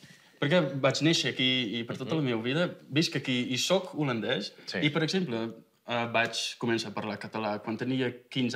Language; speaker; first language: Catalan; non-native, fluent; Dutch